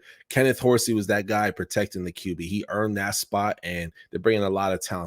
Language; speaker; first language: English; native; English